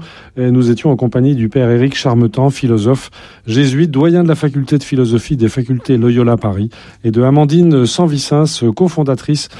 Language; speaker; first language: French; native; French